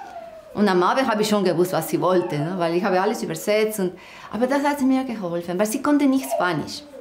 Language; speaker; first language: German; non-native, fluent; Spanish